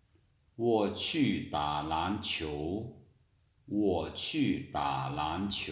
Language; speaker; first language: Chinese; non-native, fluent; Lao